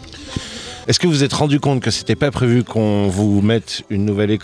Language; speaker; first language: French; native; French